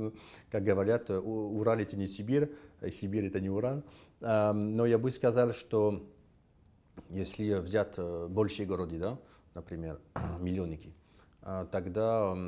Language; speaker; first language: Russian; non-native, fluent; French